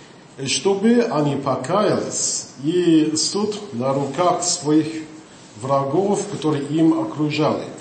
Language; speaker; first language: Russian; non-native, learner; English